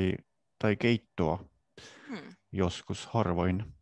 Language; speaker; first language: Finnish; non-native, learner; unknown